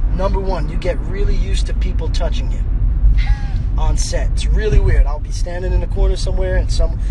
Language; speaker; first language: English; early bilingual, other home language; Spanish